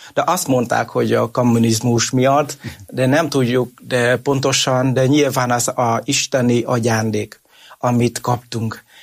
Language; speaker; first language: Hungarian; non-native, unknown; Vietnamese